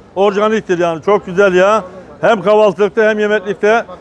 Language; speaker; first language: Turkish; native; Turkish